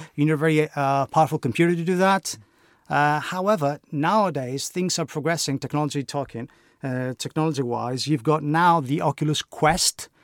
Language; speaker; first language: English; non-native, fluent; Greek